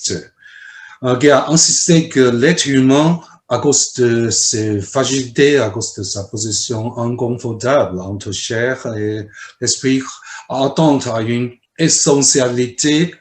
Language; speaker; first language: French; non-native, fluent; Chinese